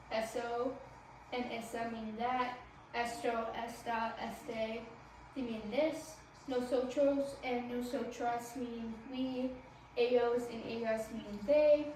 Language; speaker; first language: Spanish; non-native, learner; English